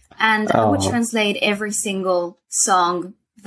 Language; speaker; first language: English; non-native, fluent; Spanish